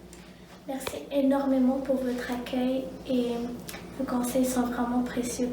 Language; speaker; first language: French; non-native, local second language; Arabic